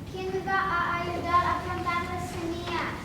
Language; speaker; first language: Spanish; non-native, learner; English